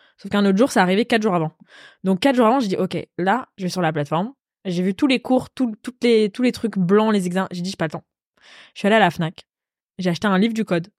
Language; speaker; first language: French; early bilingual, other home language; English